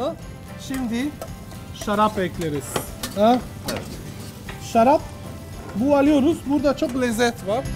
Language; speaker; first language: Turkish; non-native, learner; Italian